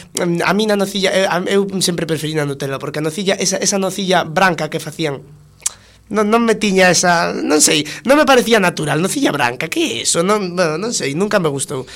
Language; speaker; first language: Galician; non-native, local second language; Spanish